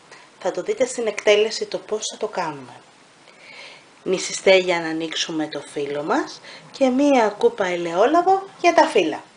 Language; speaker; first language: Greek; native; Greek